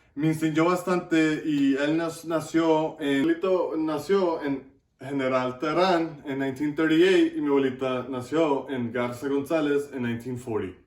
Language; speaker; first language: Spanish; early bilingual, heritage; Spanish